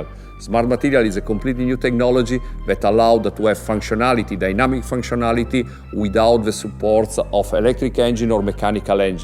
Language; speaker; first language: English; non-native, fluent; Italian